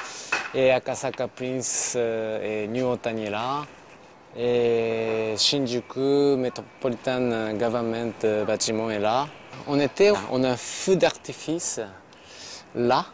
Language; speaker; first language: French; non-native, learner; Japanese